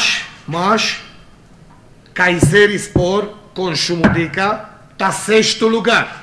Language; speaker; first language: Portuguese; non-native, fluent; Romanian